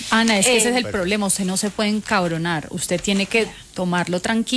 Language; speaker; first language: Spanish; native; Spanish